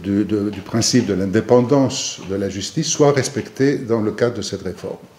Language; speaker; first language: French; non-native, fluent; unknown